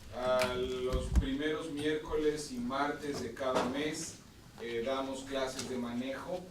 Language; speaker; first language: Spanish; native; Spanish